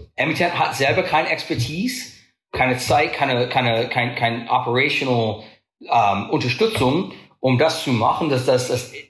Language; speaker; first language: German; non-native, fluent; English